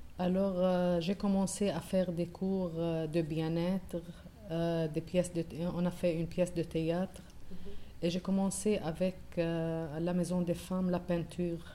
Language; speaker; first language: French; non-native, local second language; Arabic